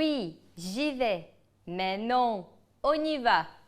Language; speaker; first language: French; non-native, fluent; Ukrainian